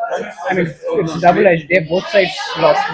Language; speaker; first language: English; non-native, fluent; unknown